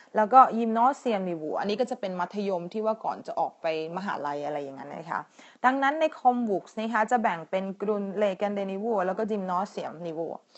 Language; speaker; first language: Thai; native; Thai